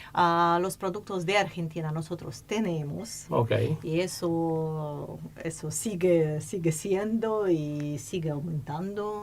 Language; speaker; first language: Spanish; non-native, fluent; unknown